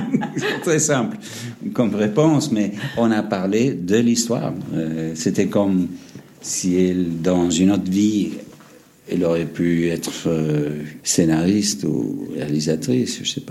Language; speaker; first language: French; non-native, fluent; English